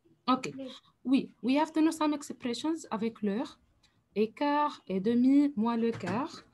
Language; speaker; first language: French; non-native, fluent; Arabic